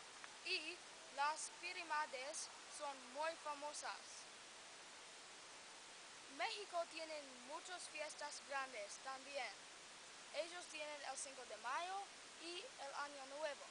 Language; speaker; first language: Spanish; non-native, learner; English